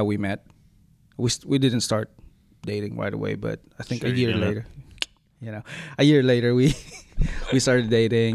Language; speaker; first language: English; non-native, local second language; Waray